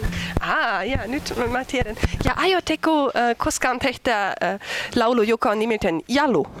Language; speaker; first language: Finnish; non-native, learner; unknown